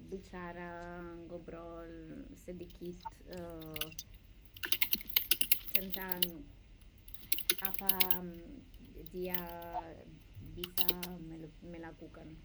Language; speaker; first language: Indonesian; non-native, learner; English